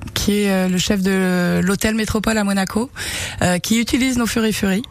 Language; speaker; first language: French; early bilingual, heritage; Japanese